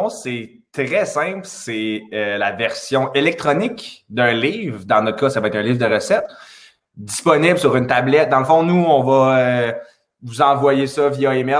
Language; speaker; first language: French; native; French